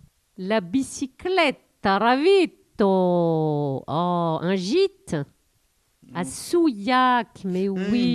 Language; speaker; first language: French; native; French